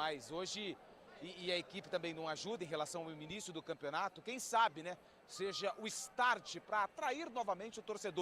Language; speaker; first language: Portuguese; native; Portuguese